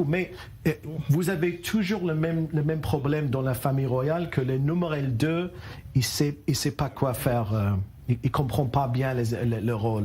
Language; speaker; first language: French; non-native, learner; English